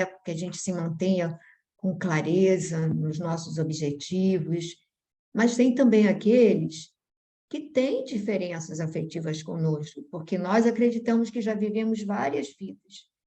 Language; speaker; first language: Portuguese; native; Portuguese